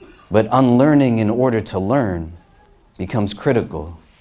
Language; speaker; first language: English; native; English